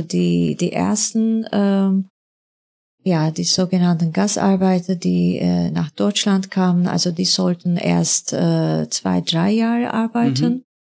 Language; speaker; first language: German; non-native, fluent; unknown